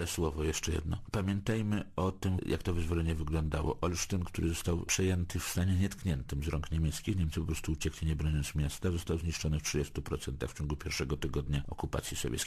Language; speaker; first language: Polish; native; Polish